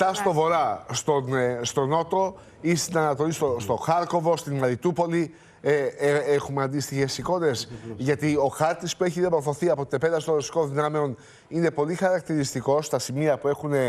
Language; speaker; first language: Greek; native; Greek